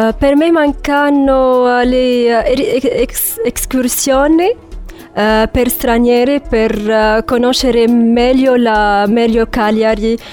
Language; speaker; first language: Italian; non-native, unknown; Arabic